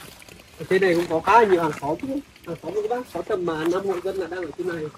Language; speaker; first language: Vietnamese; native; Vietnamese